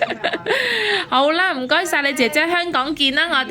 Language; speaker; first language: Cantonese; native; Cantonese